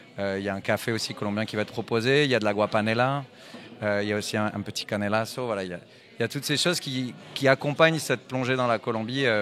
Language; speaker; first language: French; native; French